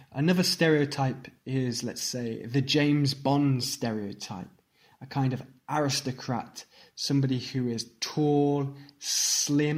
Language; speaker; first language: English; native; English